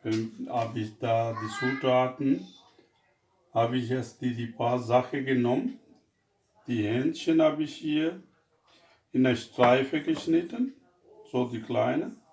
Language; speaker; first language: German; non-native, fluent; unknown